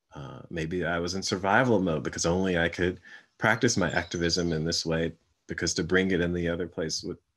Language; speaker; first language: English; native; English